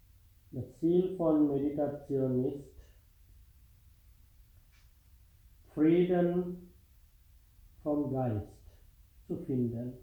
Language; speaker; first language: German; non-native, fluent; Sinhala